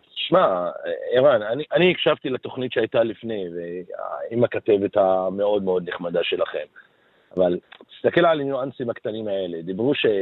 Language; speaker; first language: Hebrew; non-native, local second language; Arabic